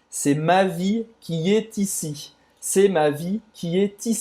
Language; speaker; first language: French; non-native, fluent; Portuguese